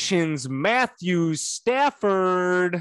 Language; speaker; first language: English; native; English